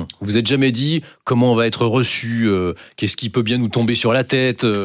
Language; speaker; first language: French; native; French